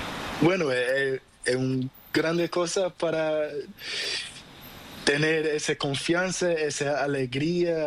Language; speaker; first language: Spanish; non-native, learner; Portuguese